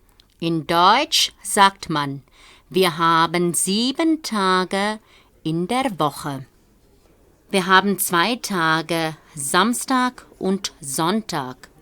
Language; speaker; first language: German; non-native, fluent; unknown